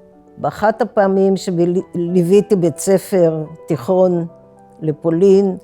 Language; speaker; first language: Hebrew; non-native, fluent; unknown